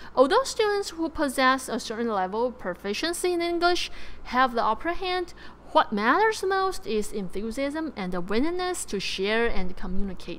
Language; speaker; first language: English; non-native, fluent; Chinese